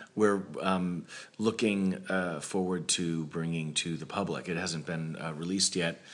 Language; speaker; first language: English; native; English